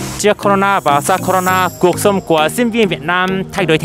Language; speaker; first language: Vietnamese; non-native, learner; Korean